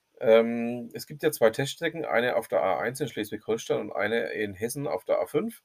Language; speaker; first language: German; native; German